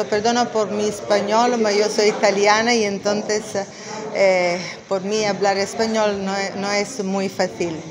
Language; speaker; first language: Spanish; non-native, learner; Italian